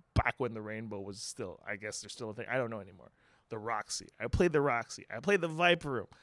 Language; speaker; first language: English; non-native, local second language; Filipino